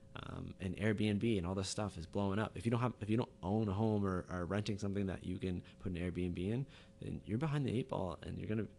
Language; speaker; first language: English; native; English